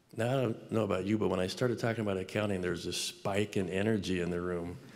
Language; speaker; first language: English; native; English